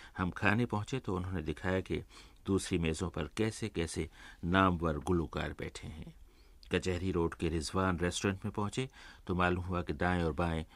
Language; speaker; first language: Urdu; native; Urdu